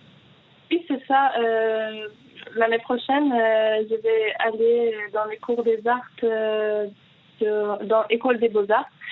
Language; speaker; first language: French; non-native, fluent; Persian